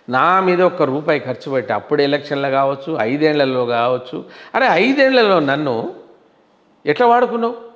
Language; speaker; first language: Telugu; non-native, local second language; Lambadi